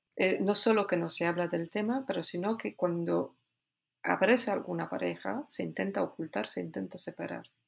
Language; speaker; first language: Spanish; non-native, fluent; Polish